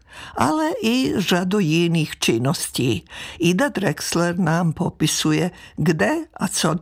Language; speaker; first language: Czech; non-native, fluent; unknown